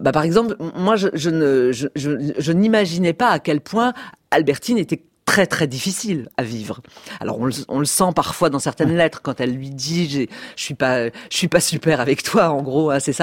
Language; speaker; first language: French; native; French